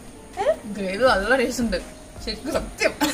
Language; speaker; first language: Malayalam; native; Malayalam